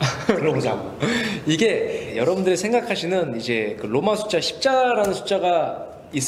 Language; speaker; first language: Korean; native; Korean